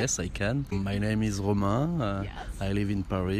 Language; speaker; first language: English; non-native, learner; French